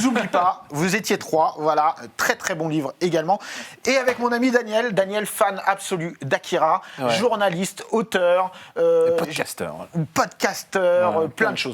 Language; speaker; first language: French; native; French